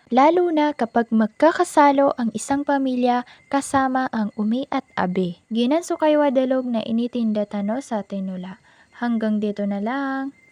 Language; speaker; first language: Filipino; non-native, local second language; Maranao